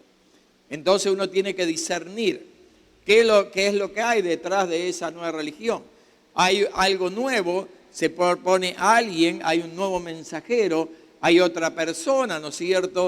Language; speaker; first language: Spanish; native; Spanish